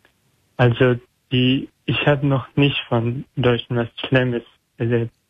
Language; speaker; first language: German; non-native, learner; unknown